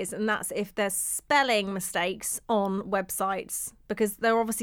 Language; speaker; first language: English; native; English